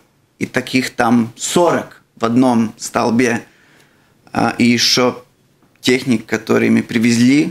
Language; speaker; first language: Russian; non-native, local second language; Latvian